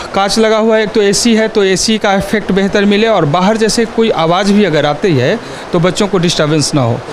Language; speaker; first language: Hindi; native; Hindi